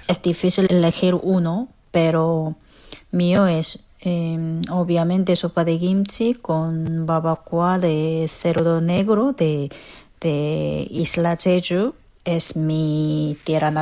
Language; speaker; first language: Spanish; non-native, fluent; Korean